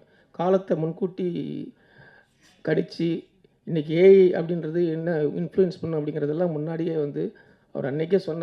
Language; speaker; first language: Tamil; native; Tamil